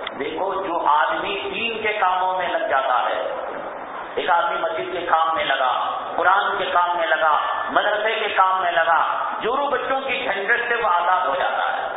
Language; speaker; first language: Urdu; native; Urdu